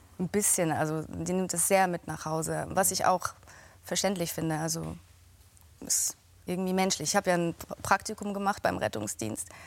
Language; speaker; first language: German; native; German